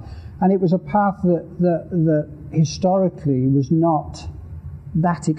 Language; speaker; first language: English; native; English